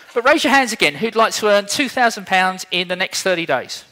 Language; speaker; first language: English; native; English